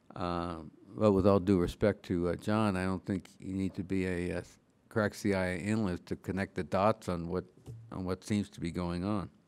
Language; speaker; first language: English; native; English